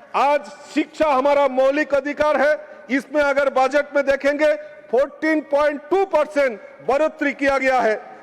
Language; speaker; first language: Hindi; non-native, local second language; Bangla